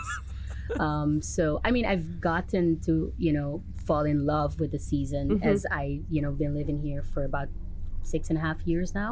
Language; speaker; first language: English; non-native, fluent; Papiamento